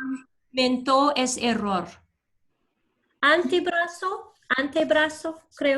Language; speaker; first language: Spanish; non-native, learner; English